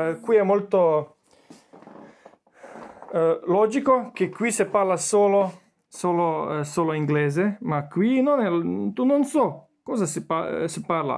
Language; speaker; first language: Italian; non-native, learner; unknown